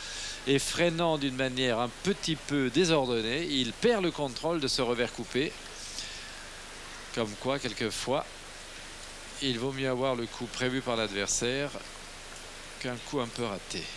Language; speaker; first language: French; native; French